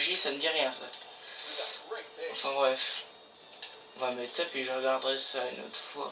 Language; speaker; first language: French; native; French